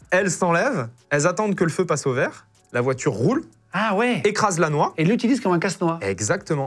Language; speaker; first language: French; native; French